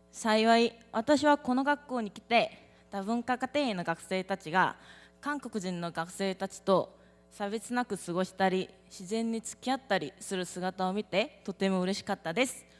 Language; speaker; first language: Japanese; non-native, learner; Korean